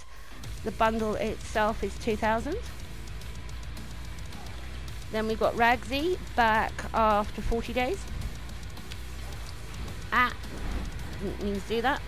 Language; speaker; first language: English; native; English